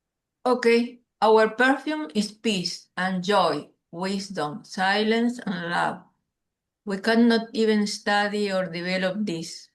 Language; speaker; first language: English; non-native, learner; Spanish